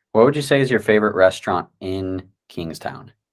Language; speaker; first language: English; native; English